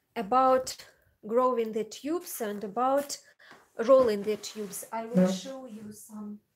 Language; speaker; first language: English; non-native, learner; Russian